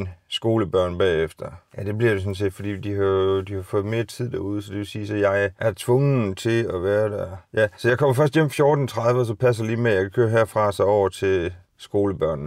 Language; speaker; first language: Danish; native; Danish